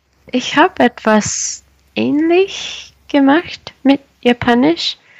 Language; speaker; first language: German; non-native, learner; Spanish